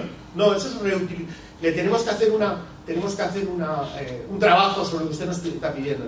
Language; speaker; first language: Spanish; native; Spanish